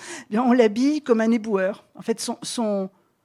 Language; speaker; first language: French; native; French